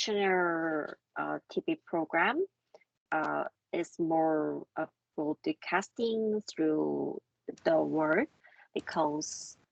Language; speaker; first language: English; non-native, learner; Korean